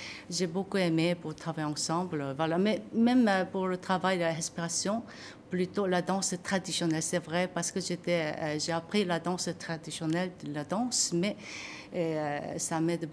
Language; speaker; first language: French; non-native, learner; Korean